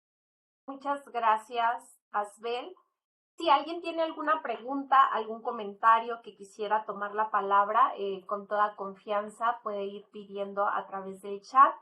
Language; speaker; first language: Spanish; native; Spanish